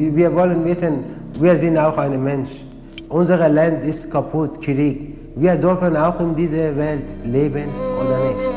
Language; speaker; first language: German; non-native, learner; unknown